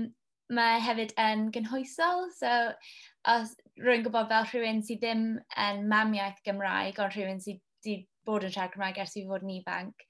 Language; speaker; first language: Welsh; non-native, local second language; English